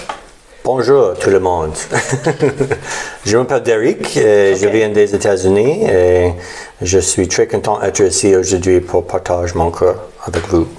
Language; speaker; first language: French; non-native, learner; English